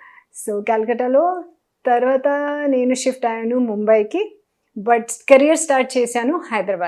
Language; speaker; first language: Telugu; non-native, local second language; Hindi